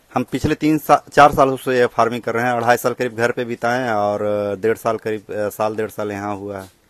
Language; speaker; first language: Hindi; native; Hindi